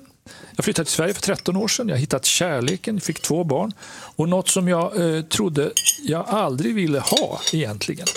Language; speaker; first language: Swedish; native; Swedish